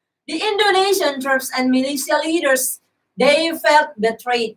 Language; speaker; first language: English; non-native, fluent; Indonesian